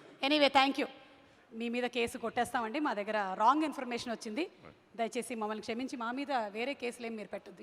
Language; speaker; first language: Telugu; native; Telugu